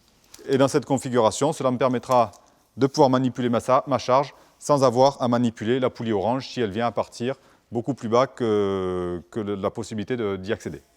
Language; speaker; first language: French; native; French